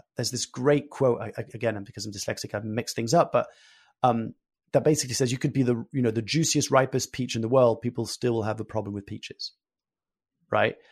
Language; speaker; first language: English; early bilingual, other home language; French